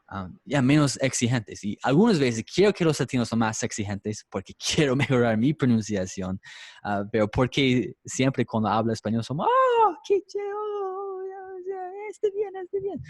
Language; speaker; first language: Spanish; non-native, fluent; English